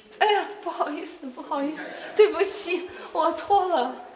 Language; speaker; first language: Chinese; non-native, learner; Ukrainian